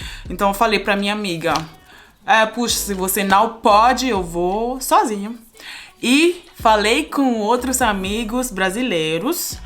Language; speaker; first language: Portuguese; non-native, fluent; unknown